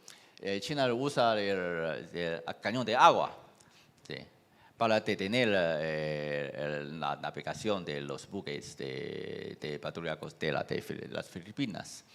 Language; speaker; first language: Spanish; non-native, fluent; Chinese